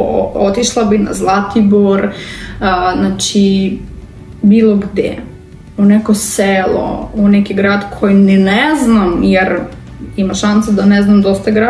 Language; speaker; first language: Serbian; non-native, learner; Russian